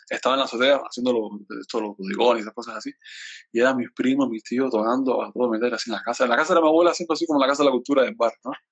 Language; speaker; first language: Spanish; native; Spanish